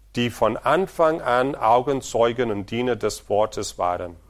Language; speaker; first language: German; non-native, fluent; Portuguese